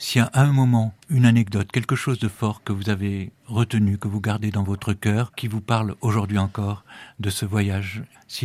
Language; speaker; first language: French; native; French